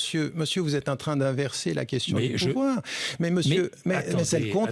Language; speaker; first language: French; early bilingual, other home language; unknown